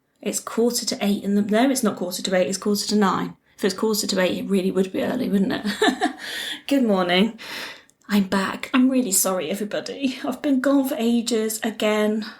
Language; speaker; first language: English; native; English